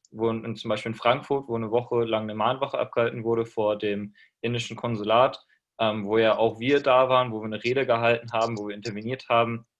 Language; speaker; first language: German; native; German